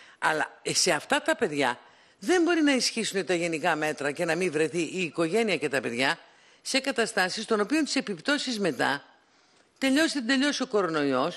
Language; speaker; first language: Greek; native; Greek